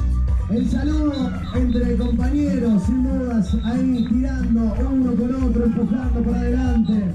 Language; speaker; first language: Spanish; native; Spanish